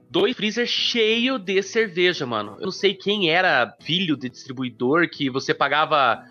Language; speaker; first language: Portuguese; native; Portuguese